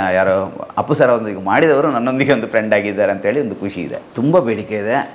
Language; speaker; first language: Kannada; non-native, local second language; Malayalam